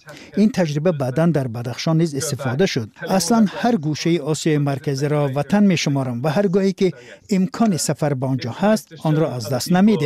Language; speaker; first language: Persian; non-native, fluent; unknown